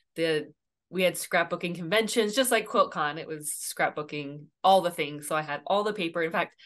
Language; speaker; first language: English; native; English